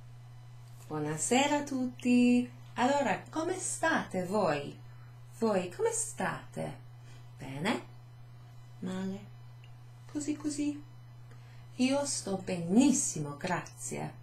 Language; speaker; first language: Italian; non-native, fluent; English